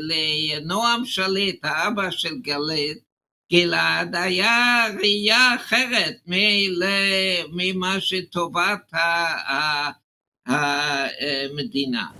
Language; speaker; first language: Hebrew; non-native, fluent; English